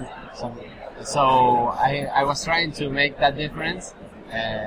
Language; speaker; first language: English; non-native, learner; Spanish